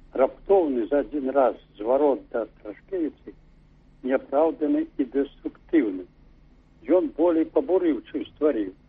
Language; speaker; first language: Belarusian; native; Belarusian